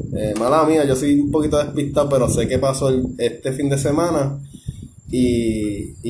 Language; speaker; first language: Spanish; native; Spanish